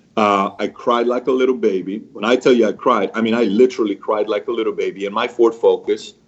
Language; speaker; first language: English; early bilingual, other home language; Persian